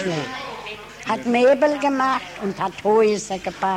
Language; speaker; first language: German; early bilingual, heritage; German